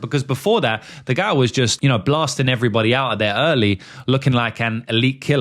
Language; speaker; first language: English; native; English